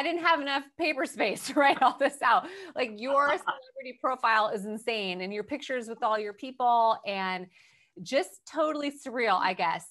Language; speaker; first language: English; native; English